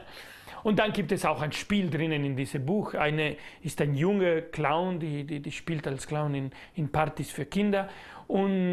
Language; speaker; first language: German; non-native, learner; Spanish